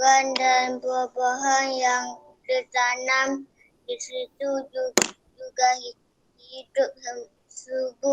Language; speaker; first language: Indonesian; non-native, local second language; Chinese